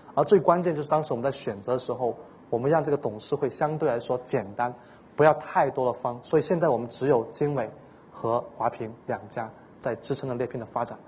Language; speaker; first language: Chinese; native; Chinese